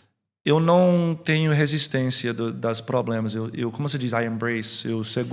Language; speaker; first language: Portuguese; early bilingual, heritage; English